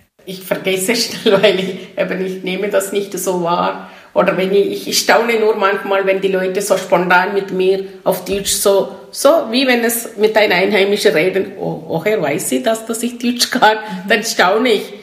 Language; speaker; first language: German; non-native, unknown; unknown